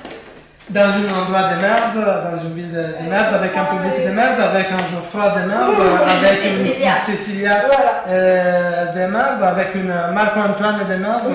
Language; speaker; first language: French; non-native, fluent; Italian